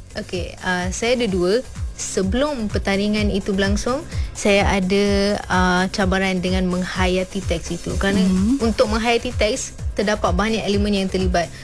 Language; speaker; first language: Malay; early bilingual, other home language; Urdu